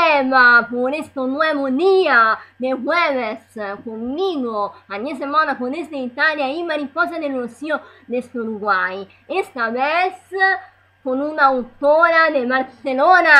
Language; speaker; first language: Spanish; non-native, learner; Italian